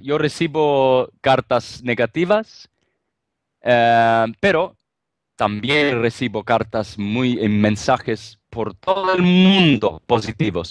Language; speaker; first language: Spanish; non-native, fluent; Italian